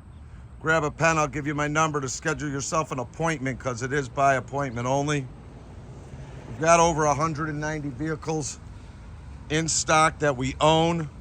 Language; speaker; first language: English; native; English